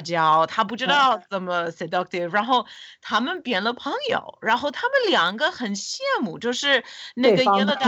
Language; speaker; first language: Chinese; non-native, fluent; English